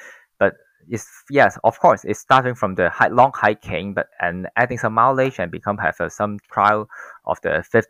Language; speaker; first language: English; non-native, local second language; Cantonese